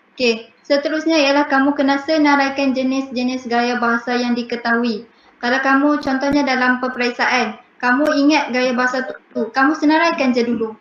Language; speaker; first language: Malay; native; Malay